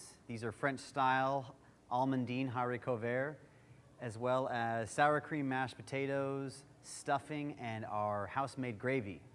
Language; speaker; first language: English; native; English